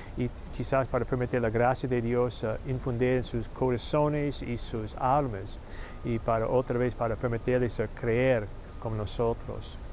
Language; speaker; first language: Spanish; non-native, learner; English